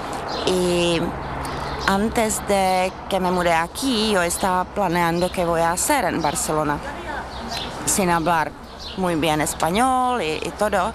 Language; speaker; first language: Spanish; non-native, fluent; Czech